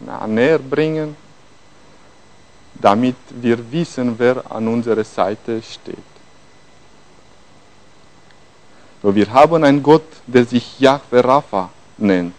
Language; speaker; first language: German; non-native, fluent; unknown